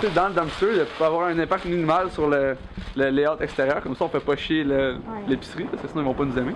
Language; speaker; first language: French; native; French